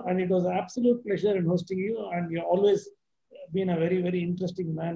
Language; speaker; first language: English; non-native, local second language; Tamil